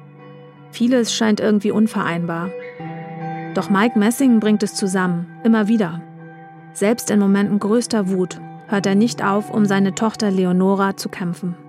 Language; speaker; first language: German; native; German